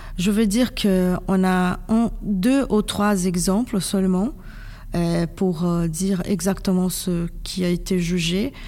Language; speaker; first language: French; non-native, fluent; Portuguese